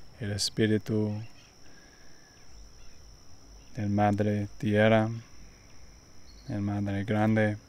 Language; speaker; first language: Spanish; non-native, learner; English